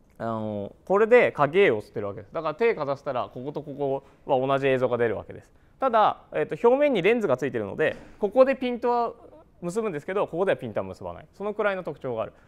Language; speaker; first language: Japanese; native; Japanese